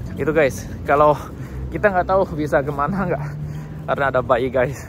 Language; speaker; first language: Indonesian; native; Indonesian